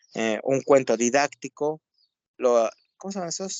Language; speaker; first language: Spanish; native; Spanish